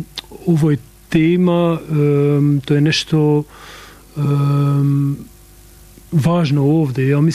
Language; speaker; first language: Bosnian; non-native, learner; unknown